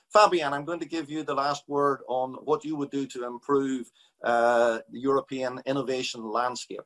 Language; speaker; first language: English; native; English